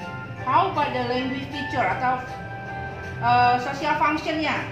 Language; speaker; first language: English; non-native, learner; Indonesian